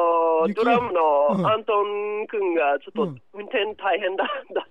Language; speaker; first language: Japanese; non-native, fluent; English